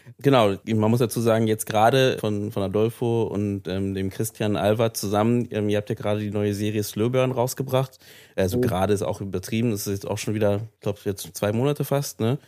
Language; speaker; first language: German; native; German